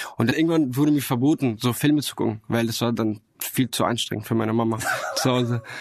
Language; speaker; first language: German; non-native, fluent; Arabic